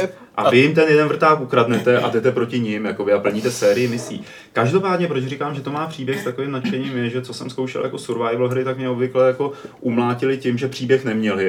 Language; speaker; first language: Czech; native; Czech